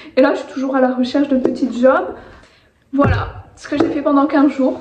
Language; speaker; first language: French; native; French